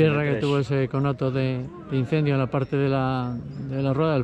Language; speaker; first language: Spanish; native; Spanish